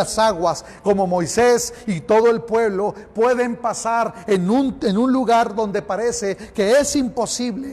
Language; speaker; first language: Spanish; native; Spanish